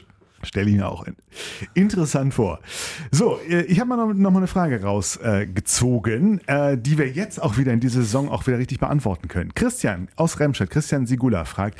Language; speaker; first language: German; native; German